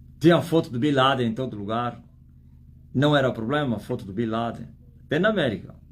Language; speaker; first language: Portuguese; native; Portuguese